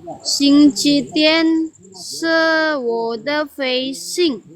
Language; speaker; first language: Chinese; non-native, learner; Indonesian